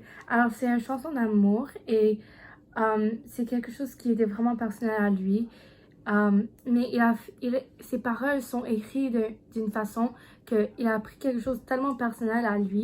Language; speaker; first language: French; non-native, learner; English